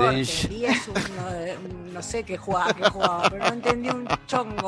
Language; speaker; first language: Spanish; native; Spanish